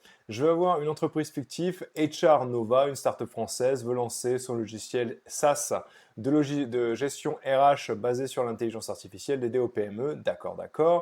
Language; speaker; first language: French; native; French